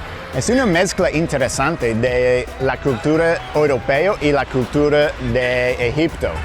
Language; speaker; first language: Spanish; non-native, fluent; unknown